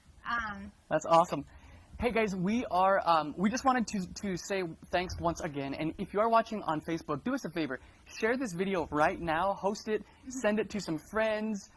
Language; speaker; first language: English; native; English